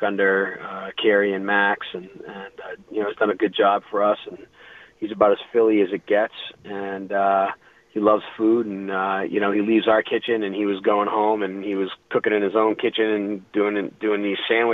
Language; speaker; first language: English; native; English